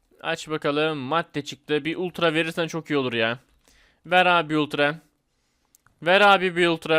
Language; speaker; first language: Turkish; native; Turkish